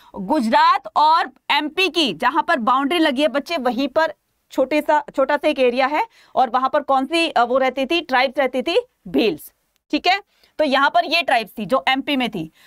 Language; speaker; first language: Hindi; native; Hindi